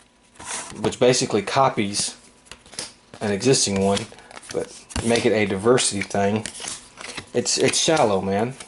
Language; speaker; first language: English; native; English